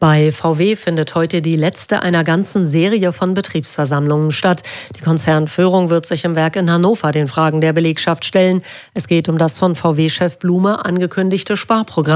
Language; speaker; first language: German; native; German